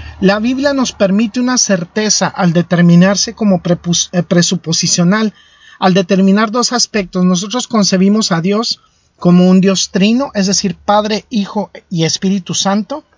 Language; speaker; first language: Spanish; native; Spanish